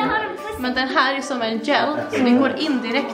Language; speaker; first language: Swedish; native; Swedish